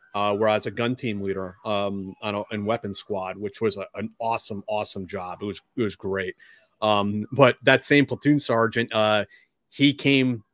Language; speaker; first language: English; native; English